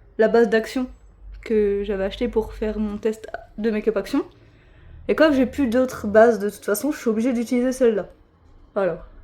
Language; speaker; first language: French; native; French